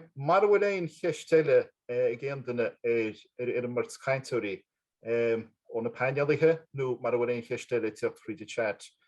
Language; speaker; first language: Irish; native; Irish